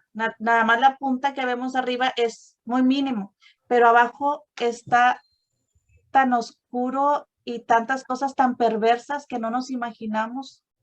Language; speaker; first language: Spanish; native; Spanish